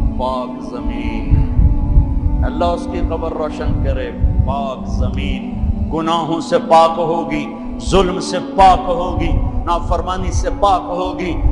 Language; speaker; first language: Urdu; non-native, local second language; Punjabi